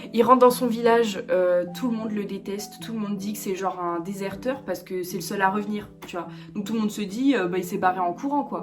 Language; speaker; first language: French; native; French